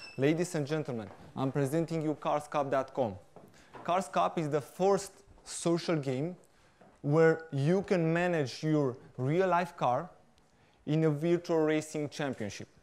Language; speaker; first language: English; non-native, fluent; Romanian